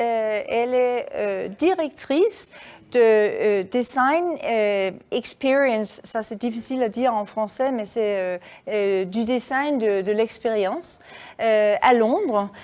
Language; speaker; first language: French; non-native, fluent; Danish